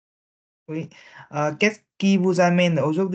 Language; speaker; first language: French; non-native, learner; Vietnamese